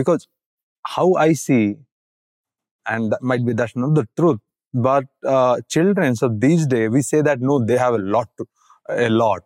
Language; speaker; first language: English; non-native, local second language; Bhojpuri